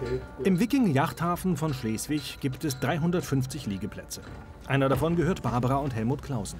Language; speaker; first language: German; native; German